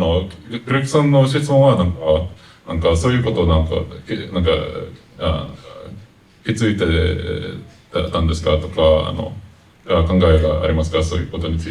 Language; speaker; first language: Japanese; non-native, fluent; English